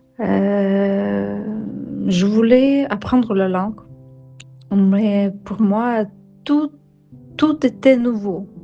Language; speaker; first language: French; non-native, fluent; Ukrainian